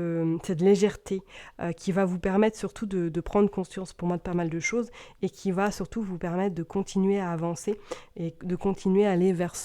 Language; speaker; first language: French; native; French